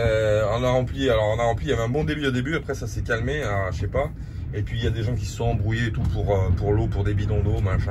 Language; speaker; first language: French; native; French